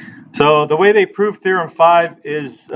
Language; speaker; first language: English; native; English